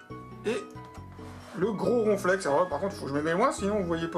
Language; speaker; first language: French; native; French